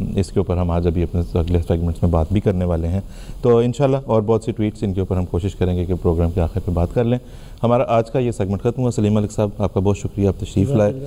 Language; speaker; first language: Urdu; native; Urdu